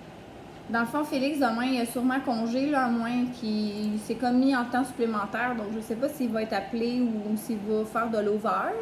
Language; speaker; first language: French; native; French